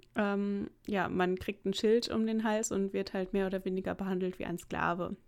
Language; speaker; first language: German; native; German